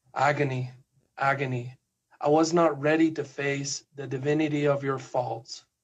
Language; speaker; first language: English; non-native, fluent; Spanish